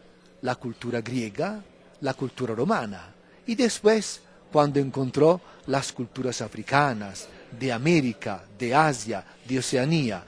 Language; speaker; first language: Spanish; non-native, fluent; Italian